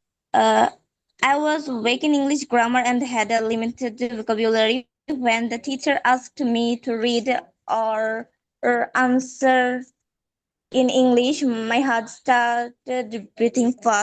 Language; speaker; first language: English; non-native, fluent; Bangla